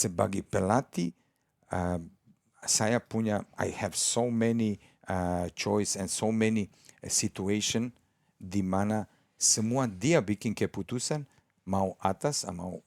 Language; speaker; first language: Indonesian; non-native, fluent; Serbian